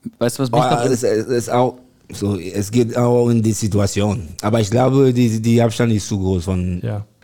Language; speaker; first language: German; non-native, learner; French